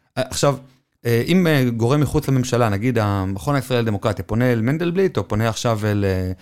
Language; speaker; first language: Hebrew; native; Hebrew